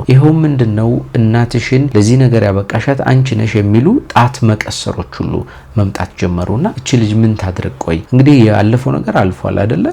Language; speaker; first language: Amharic; native; Amharic